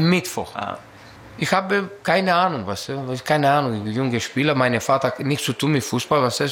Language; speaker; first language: German; non-native, fluent; Greek